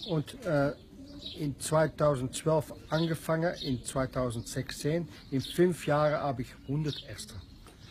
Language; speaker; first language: German; non-native, learner; Dutch